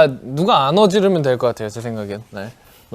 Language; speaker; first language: Korean; native; Korean